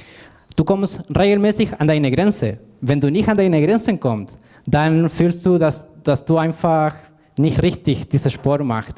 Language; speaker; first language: German; non-native, fluent; Spanish